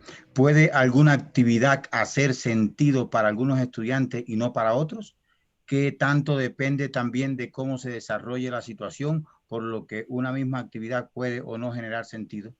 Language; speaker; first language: Spanish; native; Spanish